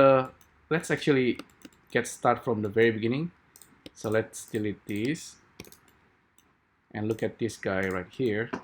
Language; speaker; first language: English; non-native, fluent; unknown